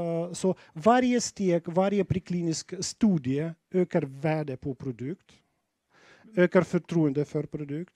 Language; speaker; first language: Swedish; non-native, fluent; Russian